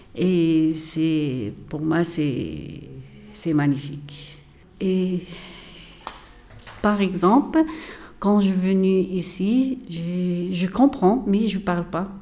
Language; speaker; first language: French; non-native, learner; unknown